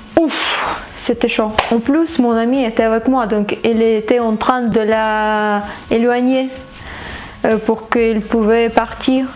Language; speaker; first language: French; non-native, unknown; Ukrainian